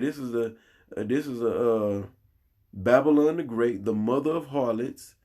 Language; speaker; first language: English; native; English